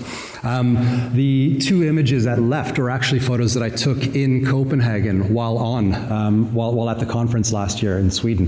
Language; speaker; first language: English; native; English